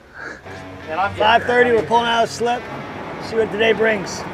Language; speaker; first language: English; native; English